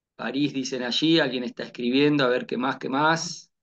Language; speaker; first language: Spanish; native; Spanish